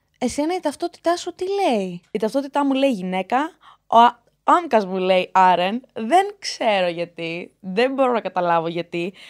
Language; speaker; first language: Greek; native; Greek